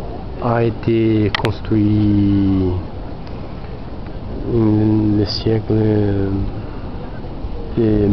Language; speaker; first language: French; non-native, learner; Portuguese